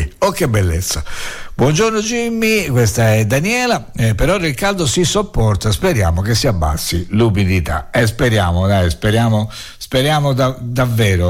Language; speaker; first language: Italian; native; Italian